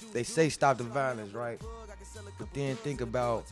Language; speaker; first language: English; native; English